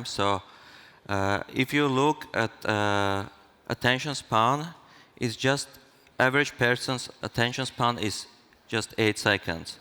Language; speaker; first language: English; non-native, fluent; Armenian